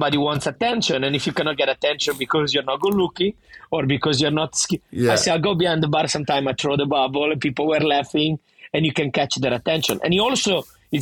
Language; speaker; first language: English; non-native, fluent; Italian